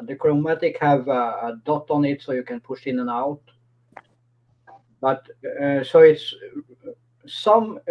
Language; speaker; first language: English; non-native, fluent; Norwegian